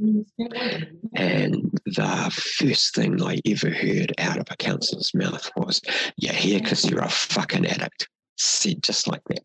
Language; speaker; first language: English; non-native, local second language; Māori